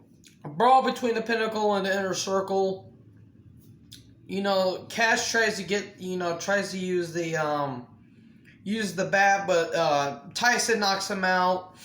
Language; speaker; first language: English; native; English